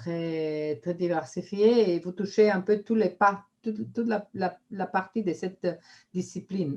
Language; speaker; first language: French; non-native, fluent; Spanish